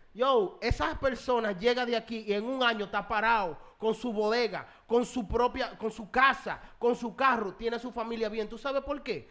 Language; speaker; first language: Spanish; early bilingual, other home language; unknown